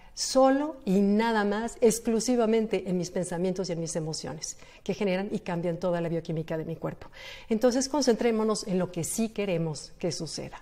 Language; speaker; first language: Spanish; native; Spanish